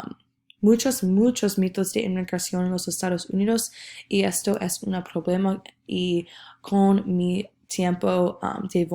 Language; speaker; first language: Spanish; non-native, learner; English